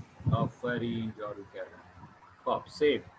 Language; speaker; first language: Persian; non-native, fluent; Urdu